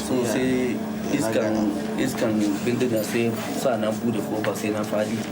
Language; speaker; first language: Hausa; non-native, local second language; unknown